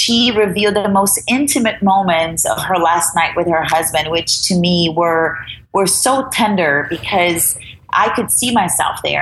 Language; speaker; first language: English; non-native, fluent; Portuguese